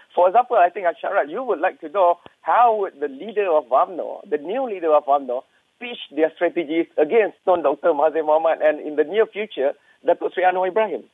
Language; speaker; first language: English; non-native, local second language; Malay